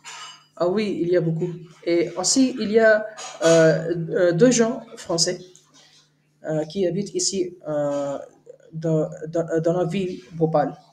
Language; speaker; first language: French; non-native, learner; Hindi